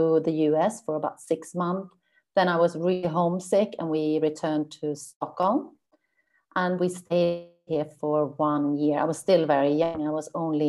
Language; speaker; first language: English; non-native, fluent; Swedish